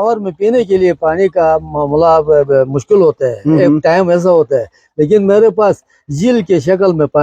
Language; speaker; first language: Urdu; non-native, local second language; Shina